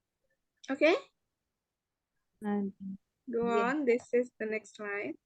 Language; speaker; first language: English; non-native, fluent; Indonesian